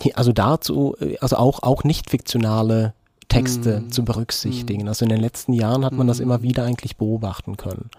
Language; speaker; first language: German; non-native, fluent; Norwegian